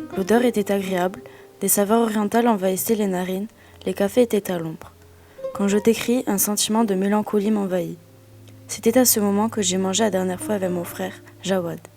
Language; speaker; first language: French; native; French